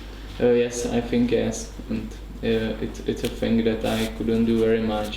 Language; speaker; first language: English; non-native, learner; Czech